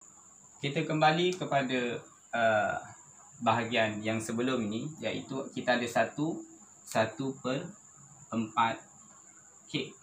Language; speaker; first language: Malay; native; Malay